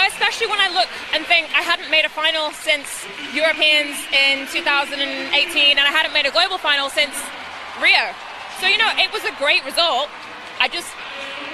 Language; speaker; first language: English; native; English